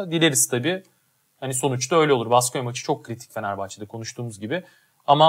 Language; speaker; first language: Turkish; native; Turkish